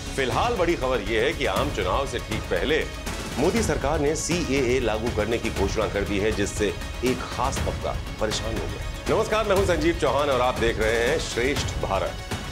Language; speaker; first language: Hindi; native; Hindi